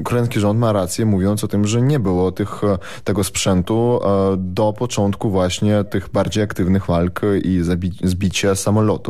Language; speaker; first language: Polish; non-native, fluent; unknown